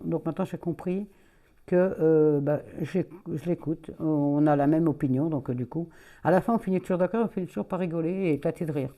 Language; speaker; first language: French; native; French